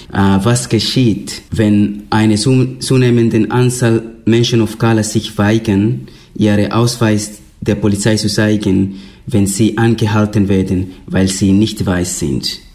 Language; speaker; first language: German; non-native, fluent; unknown